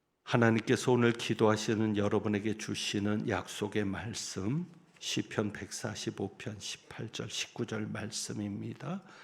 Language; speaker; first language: Korean; native; Korean